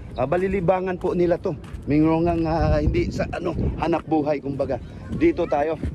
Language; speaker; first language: Filipino; non-native, local second language; Cebuano